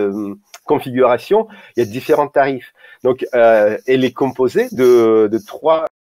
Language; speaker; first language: French; non-native, fluent; Russian